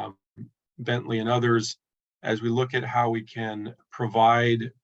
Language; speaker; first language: English; native; English